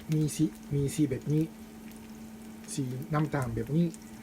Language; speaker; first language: Thai; non-native, learner; Japanese